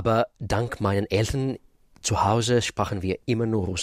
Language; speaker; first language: German; non-native, fluent; Russian